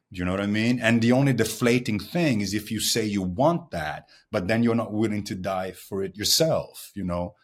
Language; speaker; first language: English; non-native, fluent; Portuguese